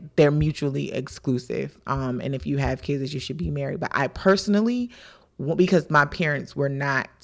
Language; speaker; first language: English; native; English